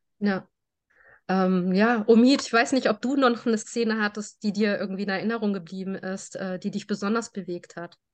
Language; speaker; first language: German; native; German